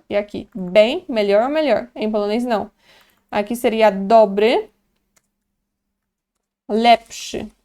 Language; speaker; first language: Portuguese; non-native, fluent; Polish